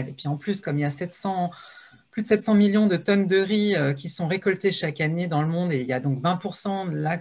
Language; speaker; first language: French; native; French